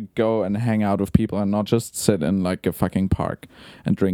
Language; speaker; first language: English; non-native, fluent; German